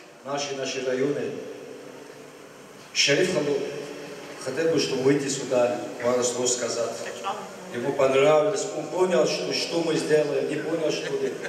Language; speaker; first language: Russian; non-native, local second language; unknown